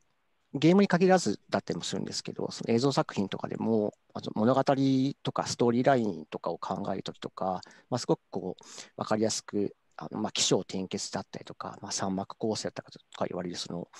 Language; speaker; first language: Japanese; native; Japanese